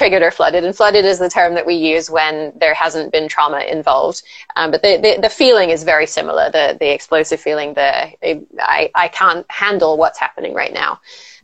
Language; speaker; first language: English; native; English